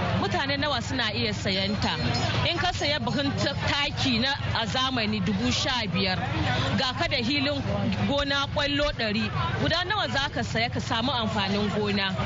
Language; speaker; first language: Hausa; non-native, local second language; Igbo